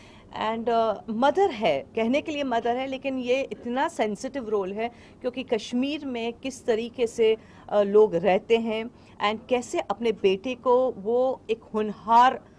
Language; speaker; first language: Hindi; native; Hindi